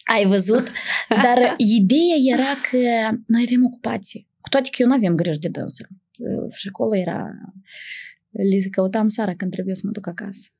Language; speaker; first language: Romanian; native; Romanian